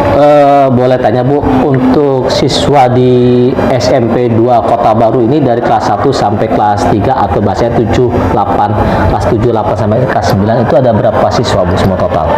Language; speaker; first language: Indonesian; native; Indonesian